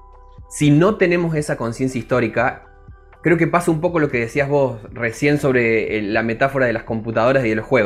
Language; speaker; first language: Spanish; native; Spanish